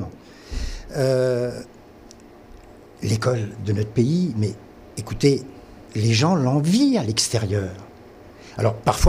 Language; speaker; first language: French; non-native, local second language; Catalan